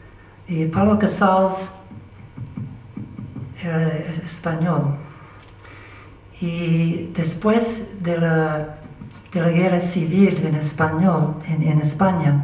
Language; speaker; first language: Spanish; non-native, learner; English